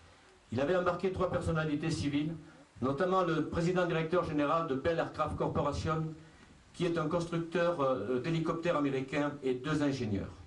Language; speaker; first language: French; native; French